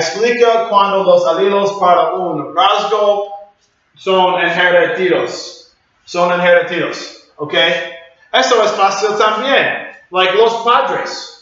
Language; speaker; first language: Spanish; non-native, learner; English